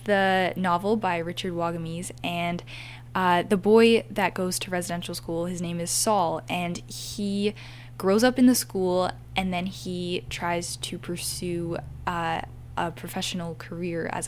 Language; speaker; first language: English; native; English